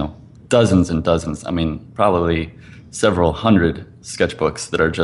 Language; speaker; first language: English; native; English